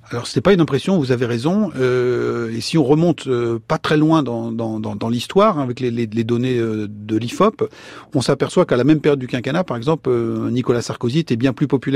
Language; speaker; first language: French; native; French